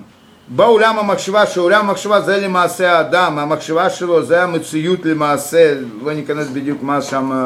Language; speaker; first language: Hebrew; non-native, fluent; Russian